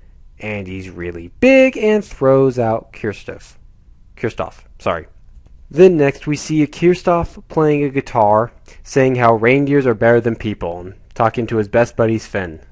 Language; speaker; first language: English; native; English